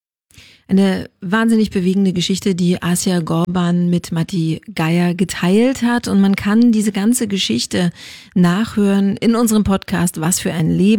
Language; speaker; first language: German; native; German